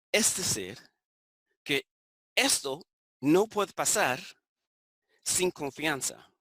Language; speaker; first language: Spanish; non-native, fluent; English